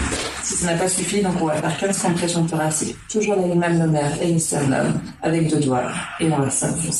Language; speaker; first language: French; native; French